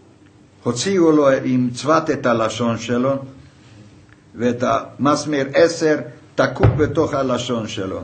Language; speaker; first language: Hebrew; non-native, fluent; Hungarian